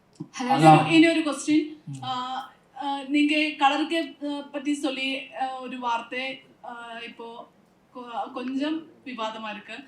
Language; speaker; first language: Tamil; non-native, learner; Malayalam